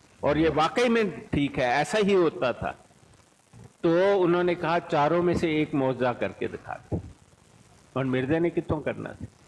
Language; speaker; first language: Urdu; non-native, local second language; Punjabi